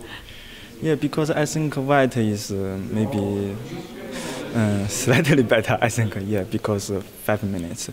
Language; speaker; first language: English; non-native, learner; Chinese